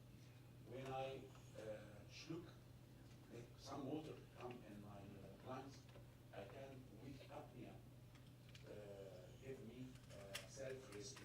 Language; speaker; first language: English; non-native, fluent; Arabic